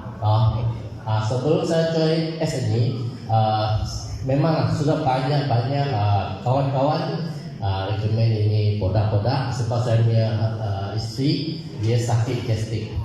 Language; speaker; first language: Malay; non-native, local second language; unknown